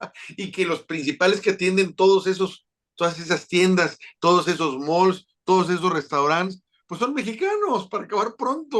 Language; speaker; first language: Spanish; native; Spanish